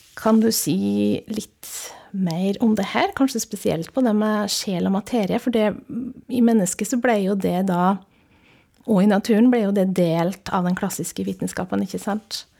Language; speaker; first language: Norwegian; native; Norwegian